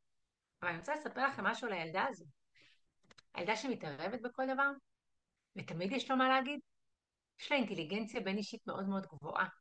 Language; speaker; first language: Hebrew; native; Hebrew